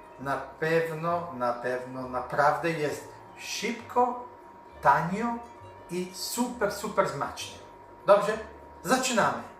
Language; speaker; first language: Polish; non-native, learner; Italian